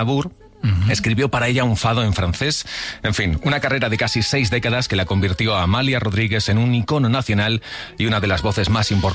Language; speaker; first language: Spanish; native; Spanish